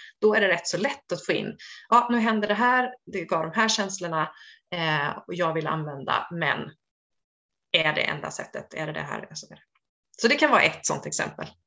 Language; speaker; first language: Swedish; native; Swedish